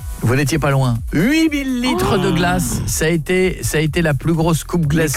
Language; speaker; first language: French; native; French